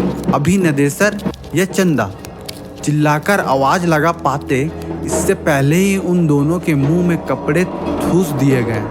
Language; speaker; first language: Hindi; native; Hindi